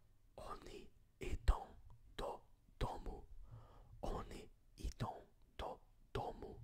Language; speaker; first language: Polish; non-native, learner; English